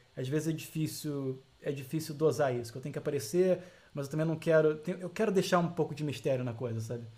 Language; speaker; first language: Portuguese; native; Portuguese